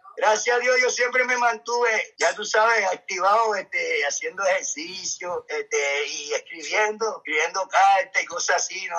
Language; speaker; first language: Spanish; early bilingual, heritage; Spanish